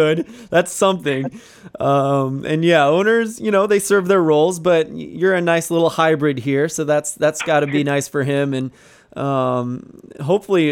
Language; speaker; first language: English; native; English